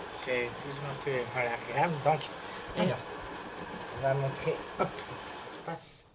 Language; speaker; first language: French; native; French